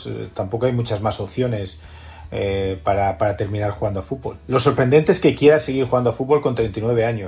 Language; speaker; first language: Spanish; native; Spanish